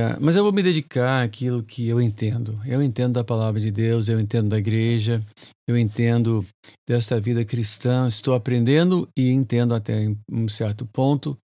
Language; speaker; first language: Portuguese; early bilingual, other home language; English